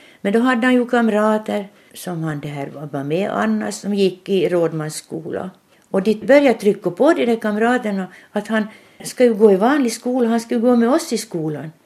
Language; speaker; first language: Swedish; native; Swedish